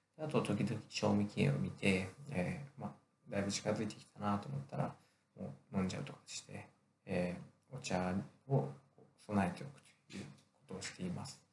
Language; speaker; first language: Japanese; native; Japanese